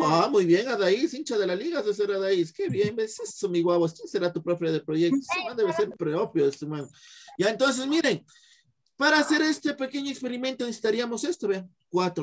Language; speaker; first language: Spanish; native; Spanish